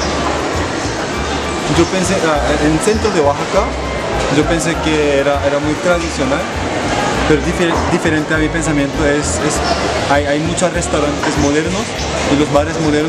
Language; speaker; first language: Spanish; non-native, learner; Korean